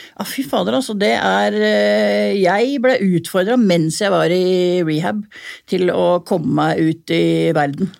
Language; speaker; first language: Norwegian; native; Norwegian